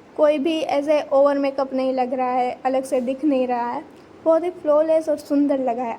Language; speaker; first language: Hindi; non-native, local second language; Gujarati